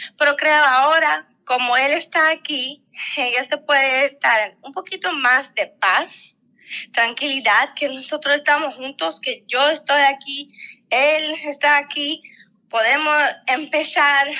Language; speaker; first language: Spanish; non-native, fluent; Russian